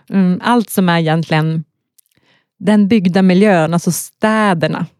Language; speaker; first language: Swedish; native; Swedish